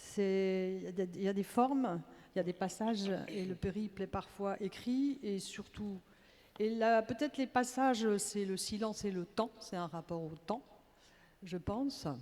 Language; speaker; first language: French; native; French